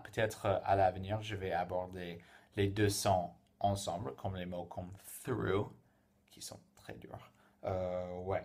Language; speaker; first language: French; non-native, fluent; English